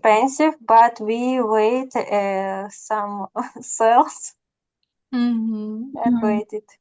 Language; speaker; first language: English; non-native, learner; Russian